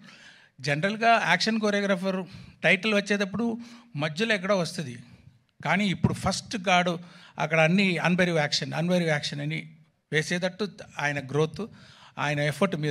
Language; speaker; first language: Telugu; non-native, learner; Tamil